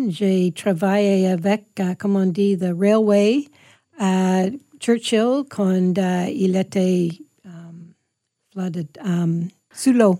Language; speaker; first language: French; non-native, fluent; English